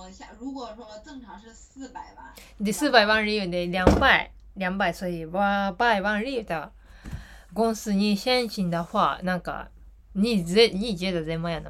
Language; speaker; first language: Chinese; non-native, learner; Japanese